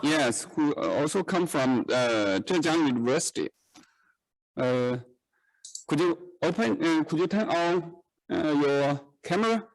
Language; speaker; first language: English; non-native, learner; Chinese